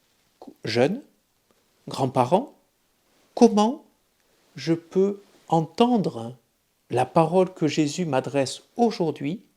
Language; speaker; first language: French; native; French